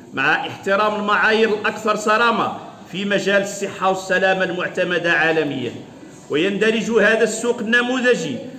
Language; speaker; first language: Arabic; non-native, local second language; Riffian